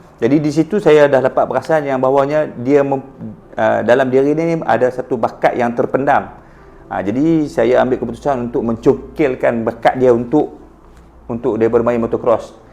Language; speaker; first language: Malay; native; Malay